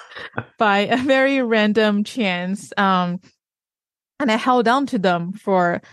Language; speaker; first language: English; non-native, fluent; Chinese